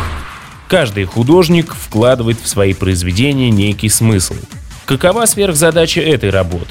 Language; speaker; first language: Russian; native; Russian